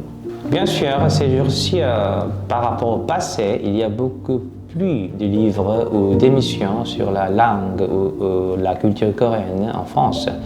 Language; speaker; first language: French; non-native, fluent; Korean